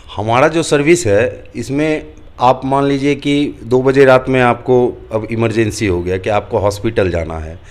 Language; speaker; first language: Hindi; native; Hindi